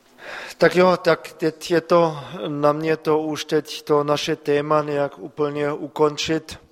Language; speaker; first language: Czech; non-native, fluent; German